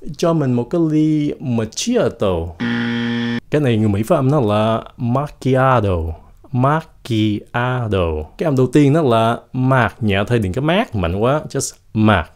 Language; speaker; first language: Vietnamese; early bilingual, heritage; Vietnamese